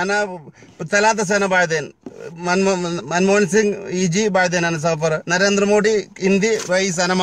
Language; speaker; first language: Arabic; non-native, learner; Malayalam